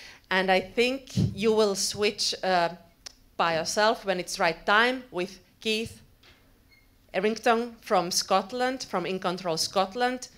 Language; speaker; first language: English; non-native, fluent; Finnish